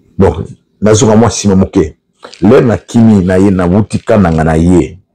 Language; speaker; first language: Lingala; non-native, local second language; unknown